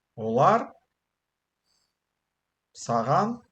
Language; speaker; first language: Kazakh; non-native, learner; Russian